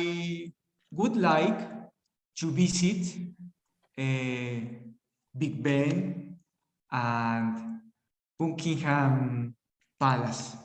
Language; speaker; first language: English; non-native, learner; Spanish